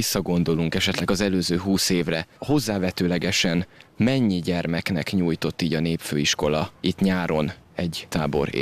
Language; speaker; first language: Hungarian; native; Hungarian